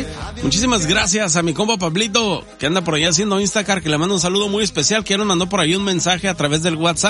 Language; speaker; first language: Spanish; native; Spanish